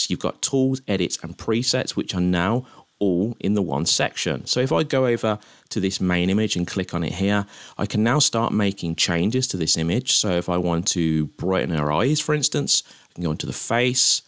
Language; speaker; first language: English; native; English